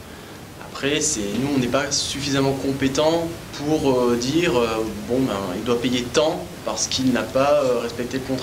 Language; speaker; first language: French; native; French